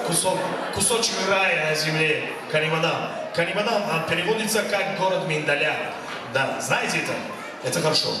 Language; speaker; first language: Russian; non-native, local second language; Tajik